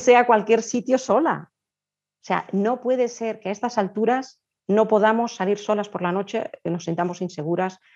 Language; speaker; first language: Spanish; native; Spanish